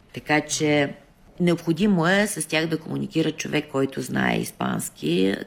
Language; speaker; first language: Bulgarian; early bilingual, heritage; Bulgarian